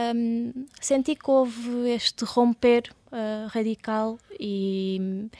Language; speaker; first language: Portuguese; early bilingual, other home language; Russian